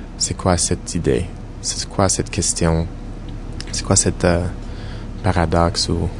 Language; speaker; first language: French; non-native, fluent; English